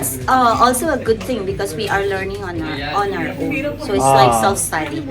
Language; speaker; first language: English; non-native, local second language; Hindi